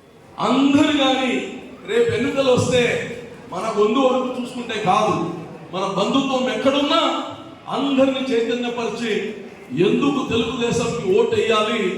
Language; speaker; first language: Telugu; native; Telugu